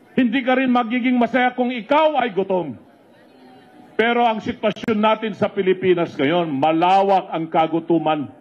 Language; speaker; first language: Filipino; non-native, local second language; Iloko